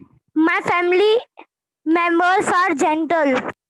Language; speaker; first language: English; non-native, learner; Hindi